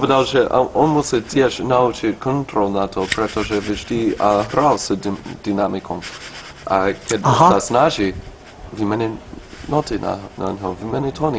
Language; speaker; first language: Slovak; non-native, learner; English